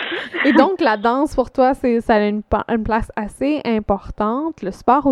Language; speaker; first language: French; native; French